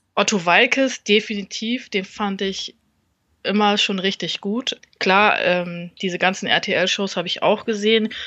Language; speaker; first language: German; early bilingual, other home language; Vietnamese